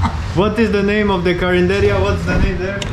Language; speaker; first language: English; non-native, fluent; Spanish